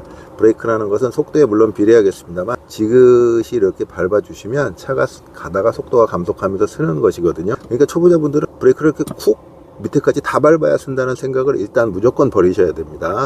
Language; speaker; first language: Korean; native; Korean